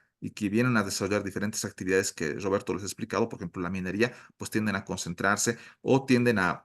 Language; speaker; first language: Spanish; native; Spanish